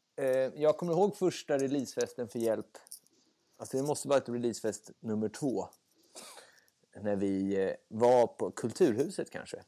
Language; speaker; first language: Swedish; native; Swedish